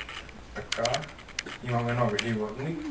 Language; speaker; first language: Bulgarian; non-native, learner; Finnish